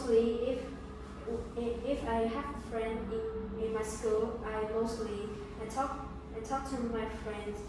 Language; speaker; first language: English; non-native, learner; Vietnamese